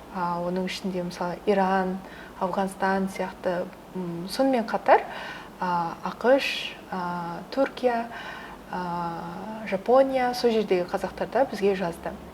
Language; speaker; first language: Kazakh; early bilingual, heritage; Kazakh